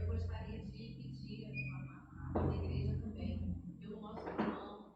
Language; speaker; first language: Portuguese; native; Portuguese